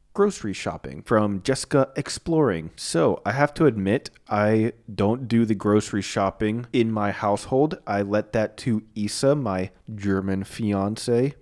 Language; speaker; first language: English; native; English